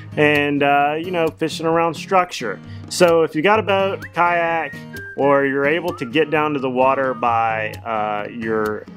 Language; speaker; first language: English; native; English